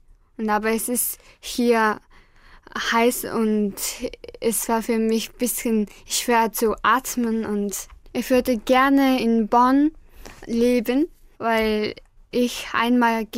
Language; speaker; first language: German; non-native, learner; Mongolian